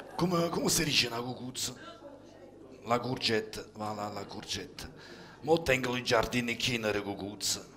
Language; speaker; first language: Italian; early bilingual, other home language; French